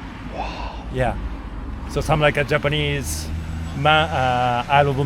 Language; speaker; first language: English; non-native, learner; Japanese